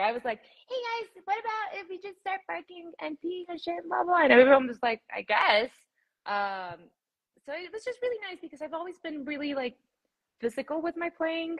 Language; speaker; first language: English; early bilingual, other home language; Spanish